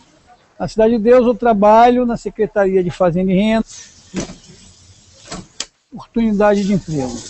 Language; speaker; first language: Portuguese; native; Portuguese